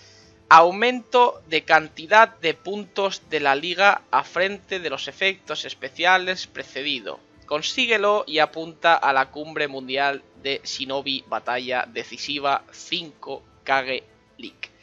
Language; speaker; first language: Spanish; native; Spanish